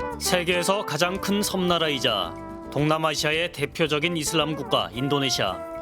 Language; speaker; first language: Korean; native; Korean